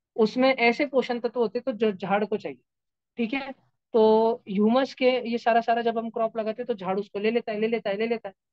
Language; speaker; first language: Hindi; non-native, local second language; Marathi